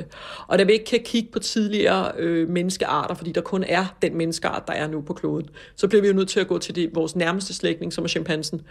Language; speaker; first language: Danish; native; Danish